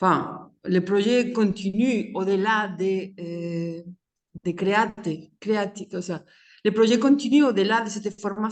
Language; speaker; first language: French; non-native, fluent; Spanish